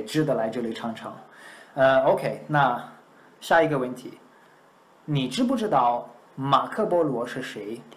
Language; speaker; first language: Chinese; non-native, fluent; Italian